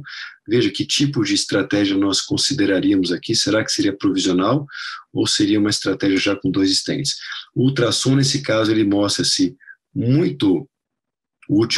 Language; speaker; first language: Portuguese; non-native, fluent; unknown